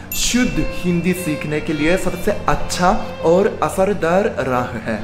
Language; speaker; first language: Hindi; non-native, fluent; Japanese